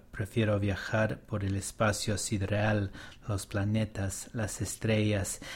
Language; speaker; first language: Spanish; early bilingual, heritage; Spanish